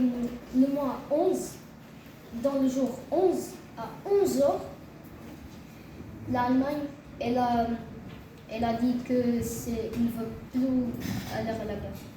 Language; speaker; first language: French; non-native, learner; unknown